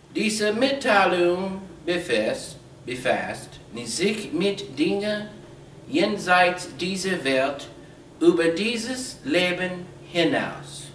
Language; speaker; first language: German; non-native, learner; English